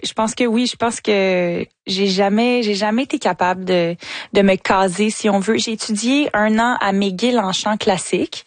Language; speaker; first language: French; native; French